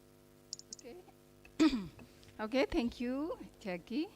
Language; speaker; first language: English; non-native, fluent; Indonesian